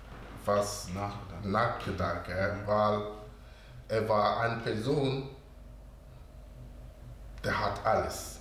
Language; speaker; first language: German; non-native, learner; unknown